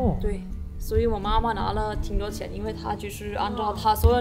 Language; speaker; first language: Chinese; early bilingual, heritage; Chinese